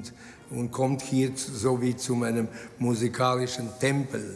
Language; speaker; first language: German; non-native, fluent; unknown